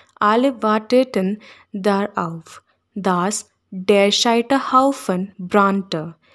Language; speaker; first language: German; non-native, learner; Hindi